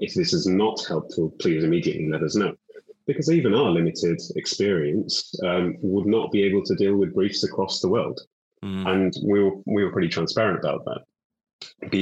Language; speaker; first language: English; native; English